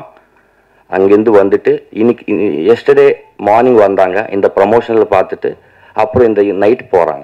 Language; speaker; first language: Tamil; non-native, learner; Telugu